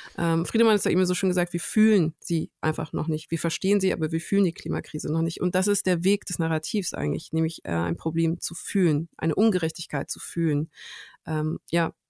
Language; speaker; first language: German; native; German